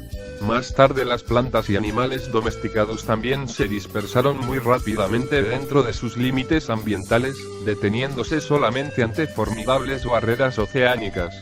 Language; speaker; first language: Spanish; native; Spanish